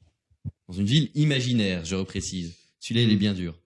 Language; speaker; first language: French; native; French